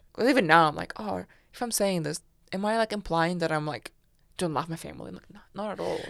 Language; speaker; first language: English; non-native, fluent; Russian